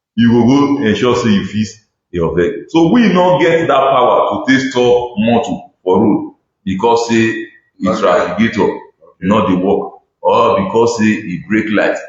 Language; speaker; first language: Nigerian Pidgin; non-native, local second language; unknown